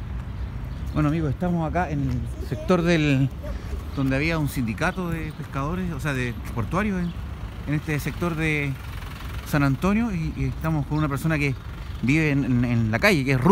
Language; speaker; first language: Spanish; native; Spanish